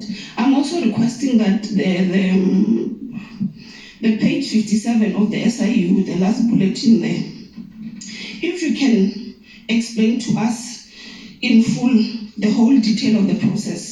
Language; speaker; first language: English; non-native, local second language; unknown